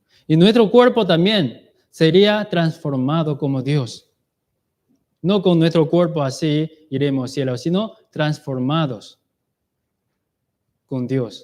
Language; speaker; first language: Spanish; non-native, learner; Chinese